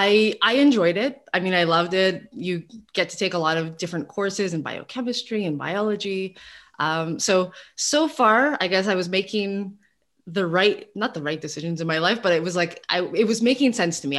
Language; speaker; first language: English; native; English